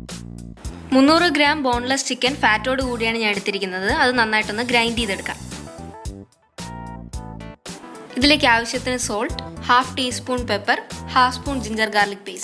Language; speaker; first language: Malayalam; native; Malayalam